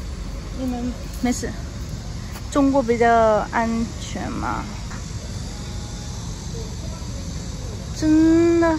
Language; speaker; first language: Chinese; non-native, fluent; Spanish